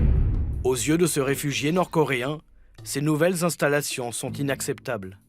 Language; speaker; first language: French; native; French